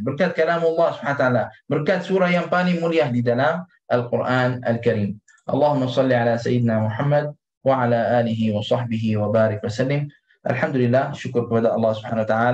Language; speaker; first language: Malay; non-native, fluent; Arabic